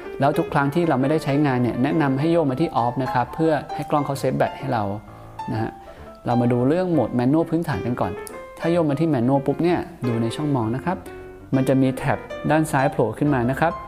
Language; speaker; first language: Thai; native; Thai